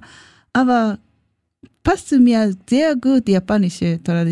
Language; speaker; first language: German; non-native, learner; Japanese